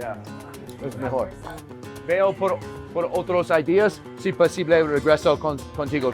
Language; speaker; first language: Spanish; non-native, learner; English